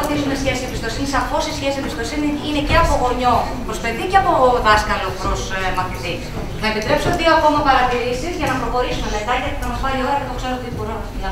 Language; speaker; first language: Greek; native; Greek